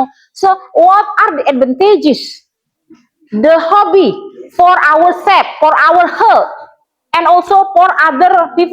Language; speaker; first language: English; non-native, learner; Indonesian